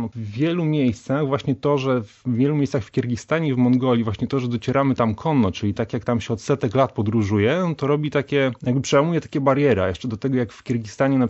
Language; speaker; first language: Polish; native; Polish